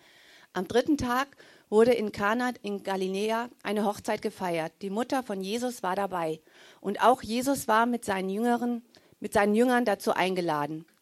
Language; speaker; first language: German; native; German